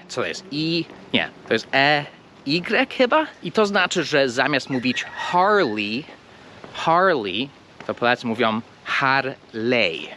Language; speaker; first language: Polish; non-native, fluent; English